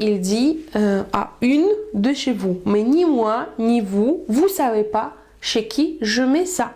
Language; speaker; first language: French; non-native, fluent; Russian